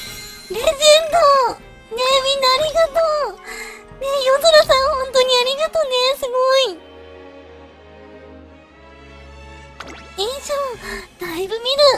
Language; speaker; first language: Japanese; native; Japanese